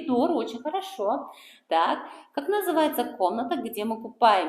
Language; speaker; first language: Russian; non-native, local second language; Kara-Kalpak